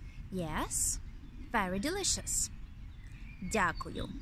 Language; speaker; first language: English; non-native, fluent; Ukrainian